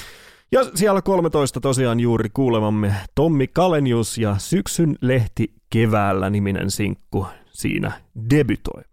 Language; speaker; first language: Finnish; native; Finnish